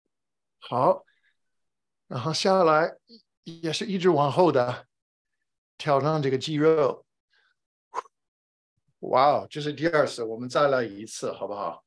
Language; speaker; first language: Chinese; non-native, fluent; English